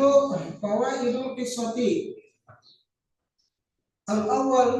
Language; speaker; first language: Arabic; non-native, learner; Indonesian